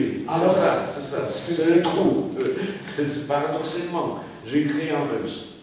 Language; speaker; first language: French; non-native, fluent; Russian